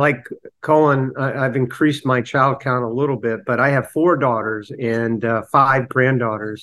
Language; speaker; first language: English; native; English